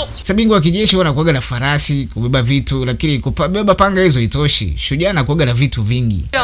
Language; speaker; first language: Swahili; native; Swahili